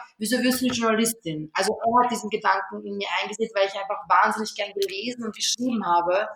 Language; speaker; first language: German; early bilingual, other home language; Serbian